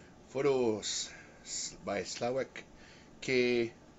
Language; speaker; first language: English; early bilingual, other home language; French